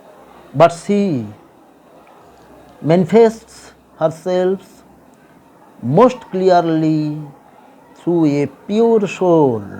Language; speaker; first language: English; non-native, local second language; Bangla